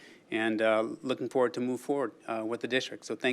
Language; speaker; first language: English; native; English